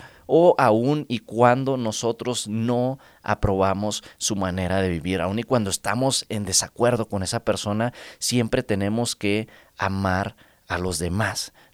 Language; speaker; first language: Spanish; native; Spanish